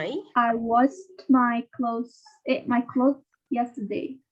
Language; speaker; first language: English; non-native, learner; Indonesian